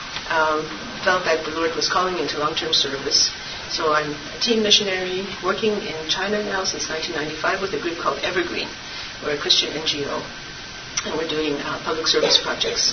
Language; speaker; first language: English; native; English